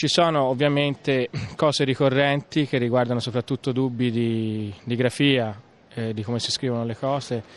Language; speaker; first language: Italian; native; Italian